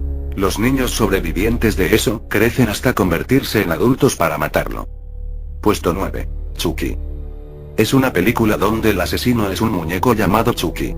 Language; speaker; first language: Spanish; native; Spanish